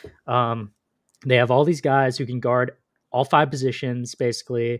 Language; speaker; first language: English; native; English